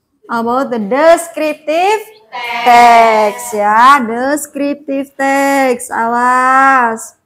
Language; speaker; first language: English; non-native, learner; Indonesian